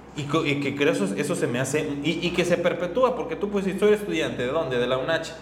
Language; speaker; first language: Spanish; native; Spanish